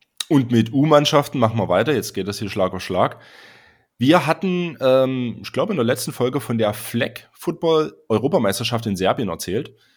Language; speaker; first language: German; native; German